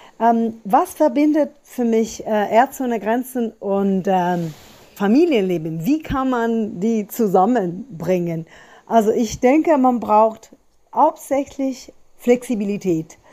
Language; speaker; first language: German; non-native, fluent; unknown